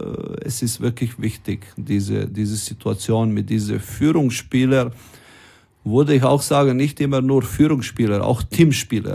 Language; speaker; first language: German; non-native, fluent; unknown